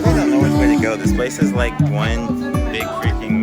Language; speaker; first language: English; native; English